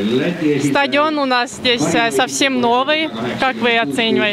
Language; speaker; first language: Russian; non-native, learner; Estonian